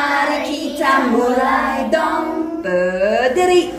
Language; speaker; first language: Indonesian; non-native, fluent; English